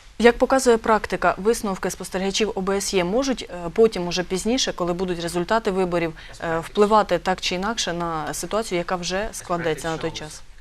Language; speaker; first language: Ukrainian; native; Ukrainian